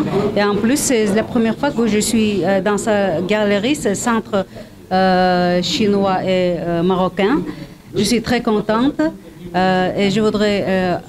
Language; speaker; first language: French; non-native, fluent; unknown